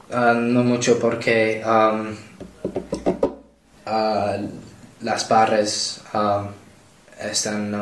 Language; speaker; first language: Spanish; non-native, learner; English